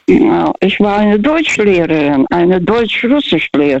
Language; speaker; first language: German; non-native, learner; Russian